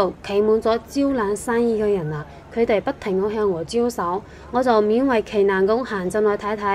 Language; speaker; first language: Chinese; native; Chinese